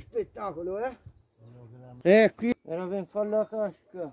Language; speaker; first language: Italian; native; Italian